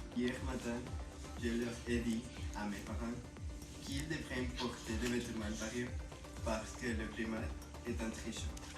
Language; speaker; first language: French; non-native, learner; Spanish